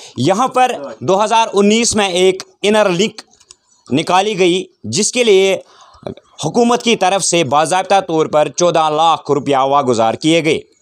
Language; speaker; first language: Urdu; non-native, local second language; Kashmiri